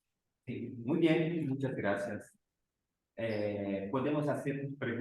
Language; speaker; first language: Spanish; non-native, fluent; Portuguese